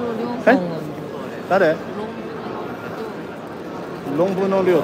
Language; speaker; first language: Japanese; non-native, fluent; Chinese